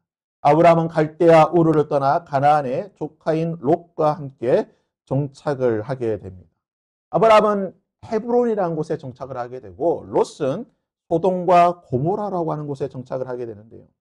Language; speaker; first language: Korean; native; Korean